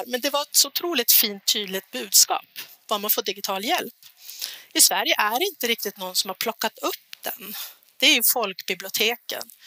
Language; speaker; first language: Swedish; native; Swedish